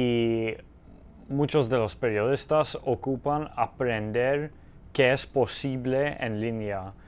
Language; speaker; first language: Spanish; early bilingual, heritage; Spanish